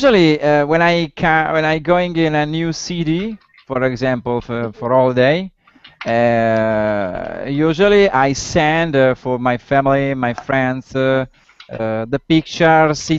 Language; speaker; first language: English; non-native, learner; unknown